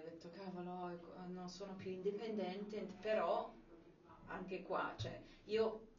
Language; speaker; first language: Italian; non-native, fluent; English